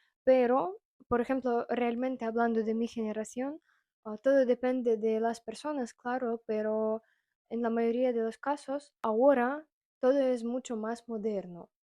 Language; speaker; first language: Spanish; non-native, fluent; Russian